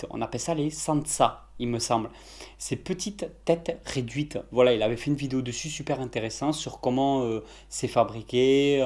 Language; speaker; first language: French; native; French